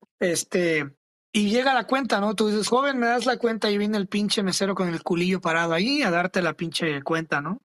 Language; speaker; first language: Spanish; early bilingual, other home language; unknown